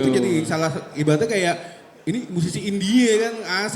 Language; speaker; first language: Indonesian; native; Indonesian